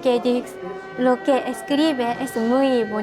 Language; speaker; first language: Spanish; non-native, learner; Japanese